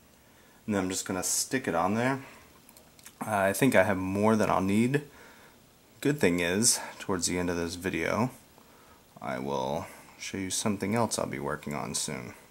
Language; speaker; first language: English; native; English